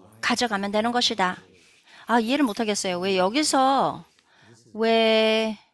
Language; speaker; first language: Korean; native; Korean